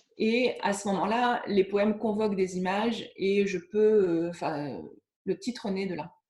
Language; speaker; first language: French; native; French